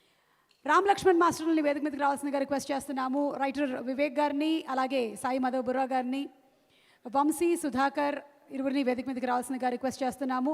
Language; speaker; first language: Telugu; native; Telugu